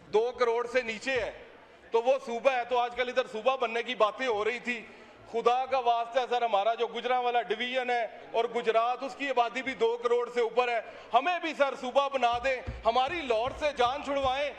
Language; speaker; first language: Urdu; non-native, local second language; Punjabi